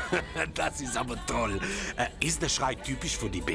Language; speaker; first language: German; native; German